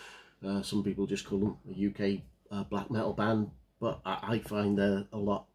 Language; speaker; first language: English; native; English